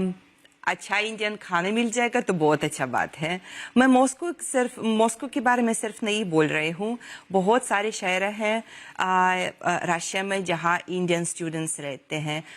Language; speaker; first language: Hindi; non-native, fluent; Russian